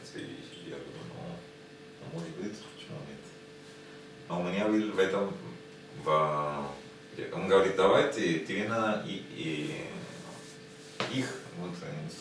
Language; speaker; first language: Russian; non-native, learner; Spanish